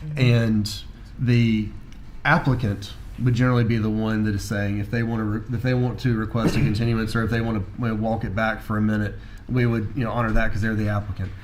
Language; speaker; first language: English; native; English